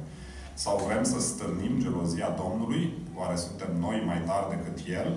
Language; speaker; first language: Romanian; native; Romanian